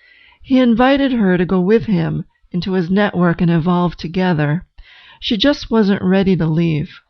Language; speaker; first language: English; native; English